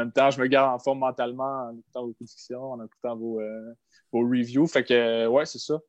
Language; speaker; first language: French; native; French